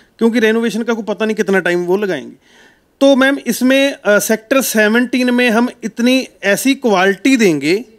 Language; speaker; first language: Hindi; non-native, local second language; Punjabi